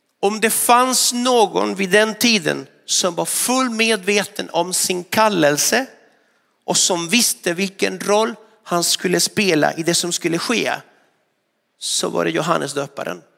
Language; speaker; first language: Swedish; non-native, fluent; Spanish